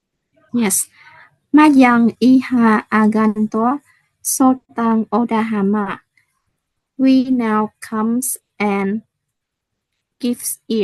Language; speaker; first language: English; non-native, learner; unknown